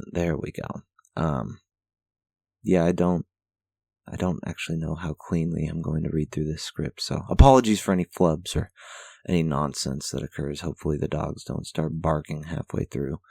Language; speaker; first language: English; native; English